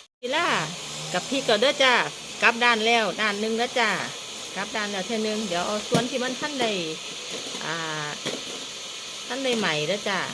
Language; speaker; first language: Thai; non-native, local second language; Northeastern Thai